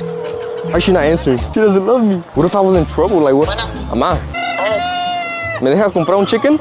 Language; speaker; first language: English; early bilingual, other home language; Spanish